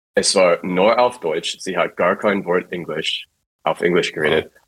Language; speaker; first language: German; non-native, fluent; English